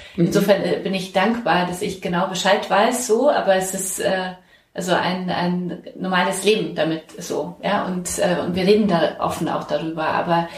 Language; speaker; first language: German; native; German